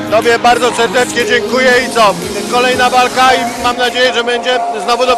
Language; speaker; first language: Polish; native; Polish